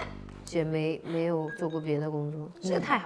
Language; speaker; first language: Chinese; native; Chinese